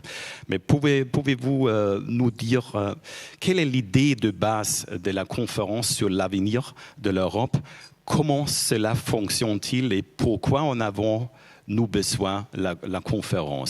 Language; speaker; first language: French; non-native, fluent; German